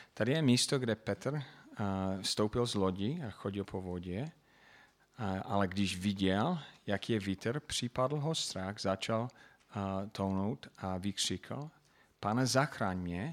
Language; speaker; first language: Czech; non-native, fluent; English